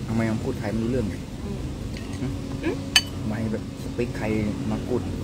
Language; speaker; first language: Thai; native; Thai